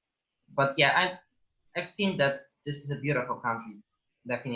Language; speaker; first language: English; non-native, learner; Polish